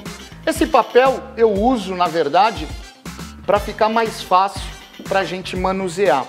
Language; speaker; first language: Portuguese; native; Portuguese